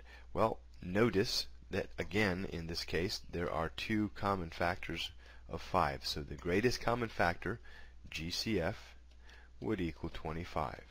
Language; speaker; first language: English; native; English